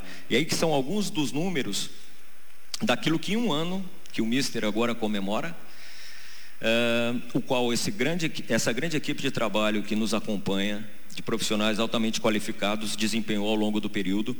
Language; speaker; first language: Portuguese; native; Portuguese